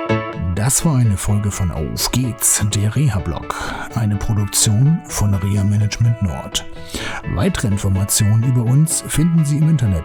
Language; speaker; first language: German; native; German